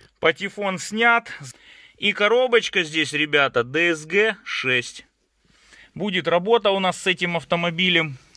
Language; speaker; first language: Russian; native; Russian